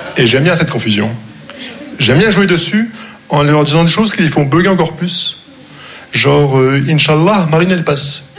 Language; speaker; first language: French; non-native, local second language; Arabic